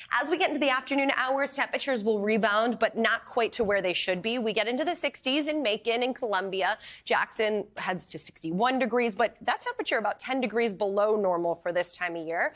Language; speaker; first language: English; native; English